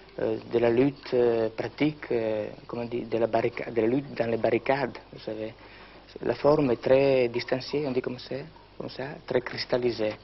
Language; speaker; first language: French; non-native, local second language; Italian